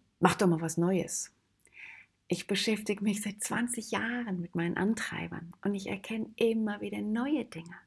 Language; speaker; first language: German; native; German